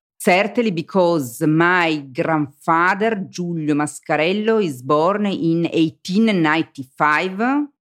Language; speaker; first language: English; non-native, learner; Italian